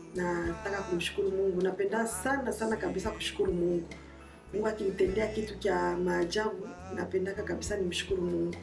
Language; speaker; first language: Swahili; native; Swahili